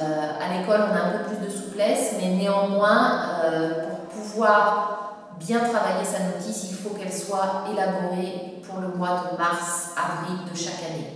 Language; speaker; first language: French; native; French